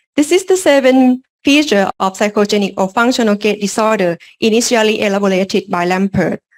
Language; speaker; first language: English; non-native, learner; Lao